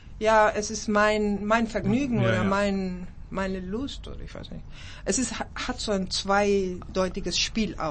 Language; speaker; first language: German; early bilingual, heritage; German